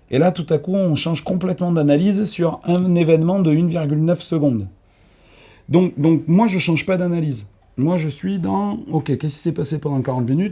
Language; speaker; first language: French; native; French